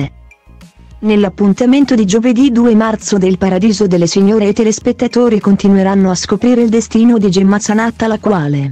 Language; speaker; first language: Italian; native; Italian